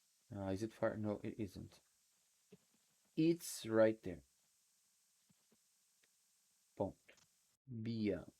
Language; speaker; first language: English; non-native, fluent; Portuguese